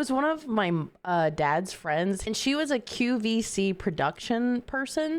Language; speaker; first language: English; native; English